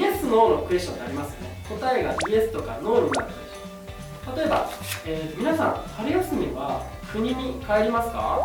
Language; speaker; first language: Japanese; native; Japanese